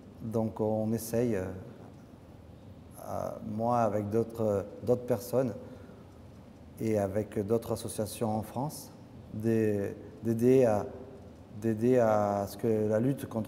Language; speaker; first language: French; native; French